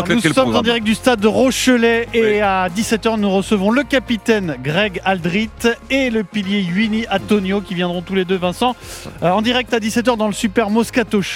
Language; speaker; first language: French; native; French